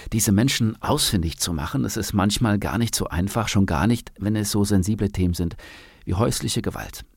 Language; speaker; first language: German; native; German